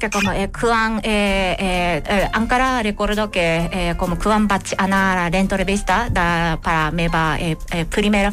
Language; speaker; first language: Catalan; non-native, learner; Japanese